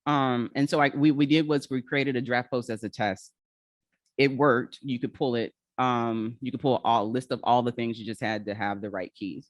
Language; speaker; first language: English; native; English